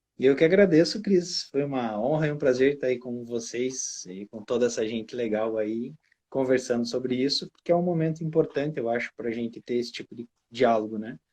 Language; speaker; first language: Portuguese; native; Portuguese